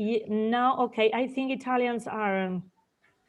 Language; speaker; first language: English; non-native, fluent; Italian